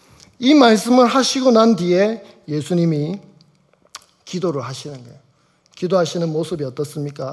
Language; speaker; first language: Korean; native; Korean